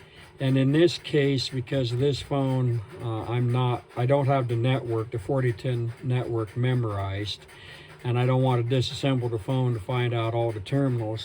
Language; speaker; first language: English; native; English